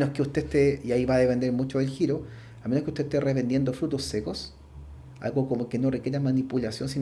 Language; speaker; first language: Spanish; native; Spanish